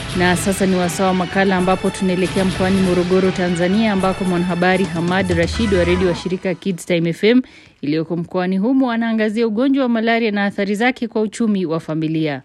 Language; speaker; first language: Swahili; native; Swahili